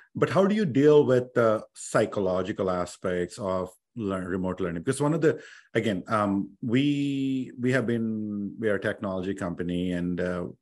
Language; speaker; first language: English; non-native, local second language; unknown